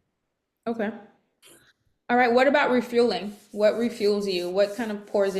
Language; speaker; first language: English; native; English